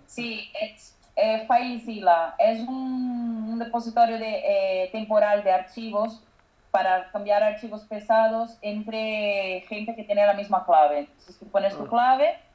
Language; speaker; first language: Spanish; non-native, fluent; Portuguese